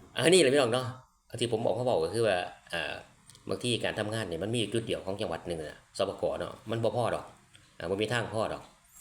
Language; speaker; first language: Thai; native; Thai